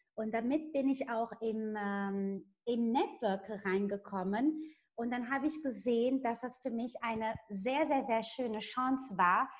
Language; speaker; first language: German; non-native, fluent; Italian